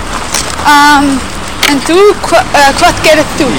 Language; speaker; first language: Icelandic; non-native, learner; English